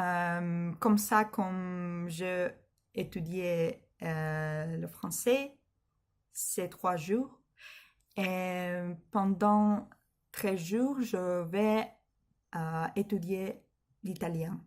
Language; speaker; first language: French; non-native, learner; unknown